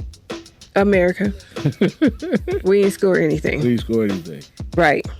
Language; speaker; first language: English; native; English